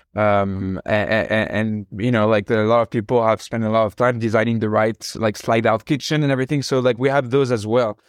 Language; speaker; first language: English; non-native, fluent; French